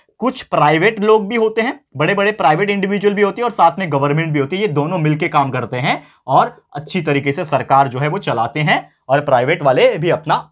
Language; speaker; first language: Hindi; native; Hindi